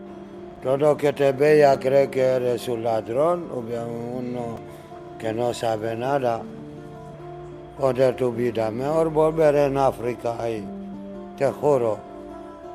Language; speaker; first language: Spanish; non-native, learner; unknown